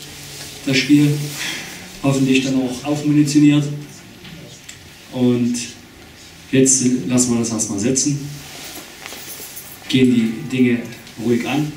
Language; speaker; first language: German; native; German